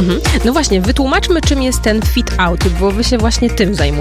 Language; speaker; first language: Polish; native; Polish